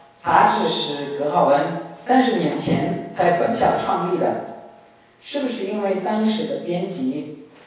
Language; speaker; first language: Chinese; non-native, fluent; German